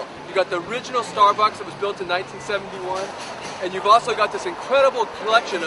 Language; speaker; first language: English; native; English